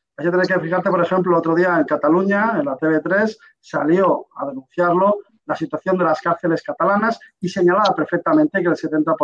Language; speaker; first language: Spanish; native; Spanish